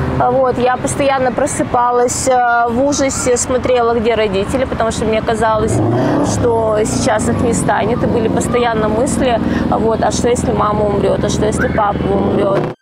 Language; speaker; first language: Russian; non-native, fluent; Georgian